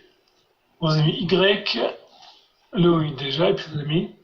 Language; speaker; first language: French; non-native, fluent; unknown